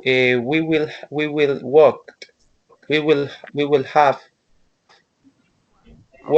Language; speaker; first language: English; non-native, learner; Spanish